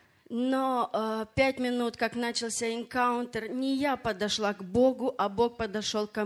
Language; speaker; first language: Russian; non-native, fluent; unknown